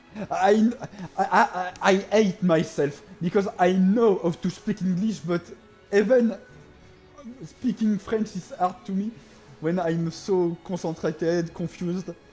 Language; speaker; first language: English; non-native, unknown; French